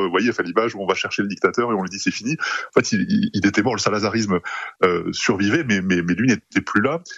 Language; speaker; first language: French; early bilingual, other home language; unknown